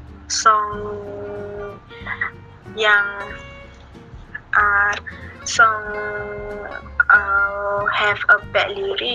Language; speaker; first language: English; non-native, learner; Malay